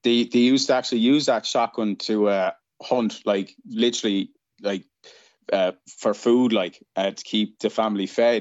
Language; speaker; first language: English; native; English